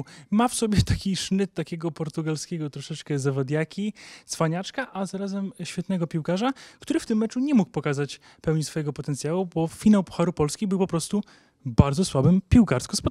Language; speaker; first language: Polish; native; Polish